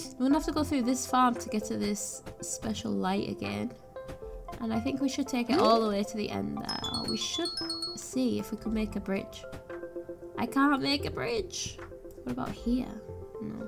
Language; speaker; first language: English; native; English